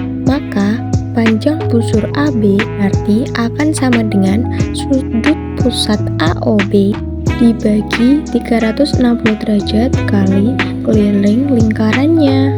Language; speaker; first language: Indonesian; native; Indonesian